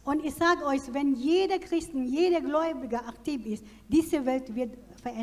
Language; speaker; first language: German; non-native, fluent; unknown